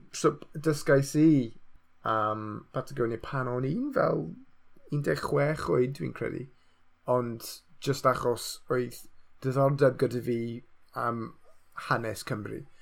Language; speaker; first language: Welsh; non-native, local second language; English